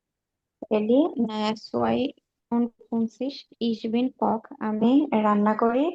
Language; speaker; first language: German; non-native, learner; Bangla